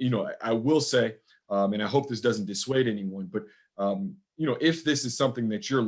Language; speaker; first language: English; native; English